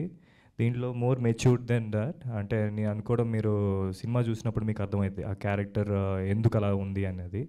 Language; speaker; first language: Telugu; native; Telugu